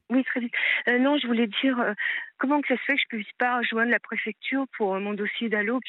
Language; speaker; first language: French; native; French